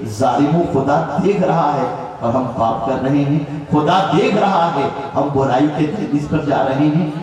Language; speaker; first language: Urdu; native; Urdu